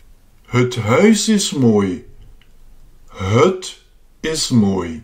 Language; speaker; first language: Dutch; non-native, fluent; Russian